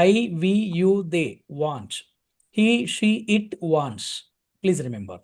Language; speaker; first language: English; non-native, local second language; Telugu